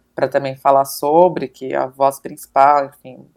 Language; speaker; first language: Portuguese; native; Portuguese